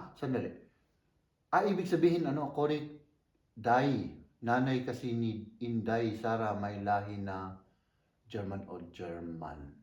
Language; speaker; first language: Filipino; non-native, fluent; German